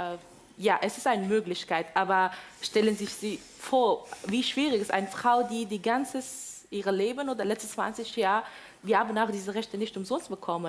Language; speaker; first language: German; non-native, fluent; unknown